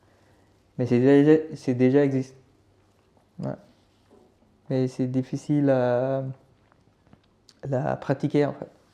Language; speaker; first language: French; non-native, learner; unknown